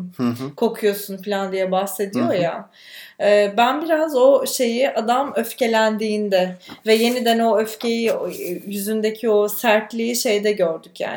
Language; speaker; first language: Turkish; native; Turkish